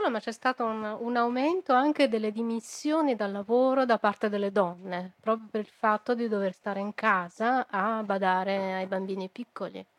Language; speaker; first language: Italian; native; Italian